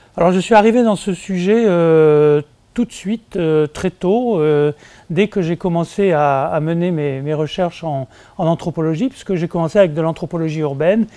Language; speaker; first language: French; native; French